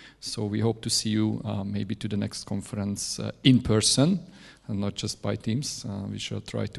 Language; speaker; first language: English; non-native, fluent; Hungarian